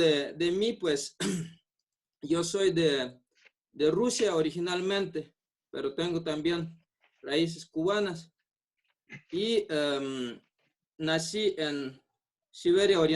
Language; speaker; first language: Spanish; non-native, fluent; Buriat